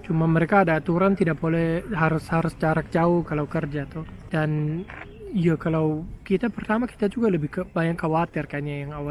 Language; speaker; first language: Indonesian; non-native, fluent; German